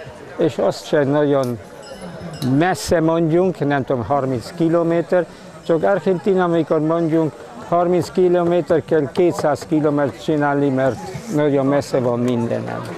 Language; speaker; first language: Hungarian; early bilingual, heritage; Hungarian